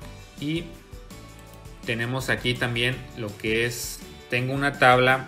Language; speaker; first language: Spanish; native; Spanish